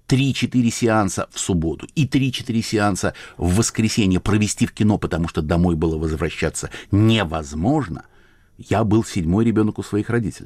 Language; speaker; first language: Russian; native; Russian